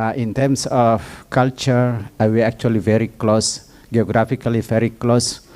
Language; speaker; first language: English; non-native, fluent; Indonesian